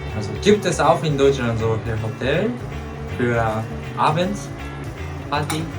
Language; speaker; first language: German; non-native, learner; Japanese